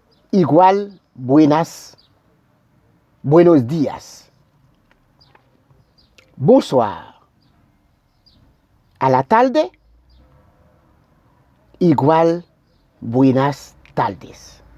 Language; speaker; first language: Spanish; non-native, learner; Haitian Creole